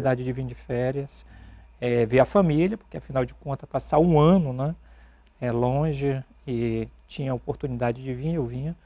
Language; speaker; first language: Portuguese; native; Portuguese